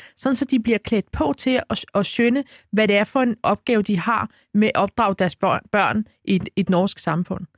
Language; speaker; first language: Danish; early bilingual, other home language; Arabic